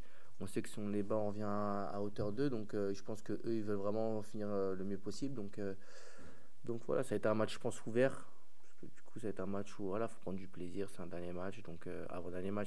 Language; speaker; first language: French; native; French